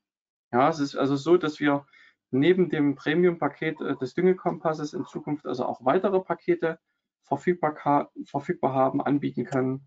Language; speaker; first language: German; native; German